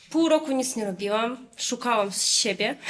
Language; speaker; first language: Polish; non-native, fluent; Russian